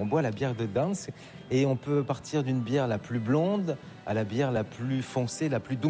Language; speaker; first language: French; native; French